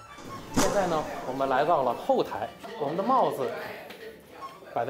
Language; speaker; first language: Chinese; native; Chinese